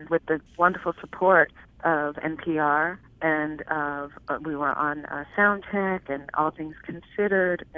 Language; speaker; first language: English; native; English